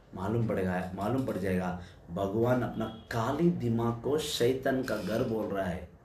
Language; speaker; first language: Hindi; non-native, local second language; Telugu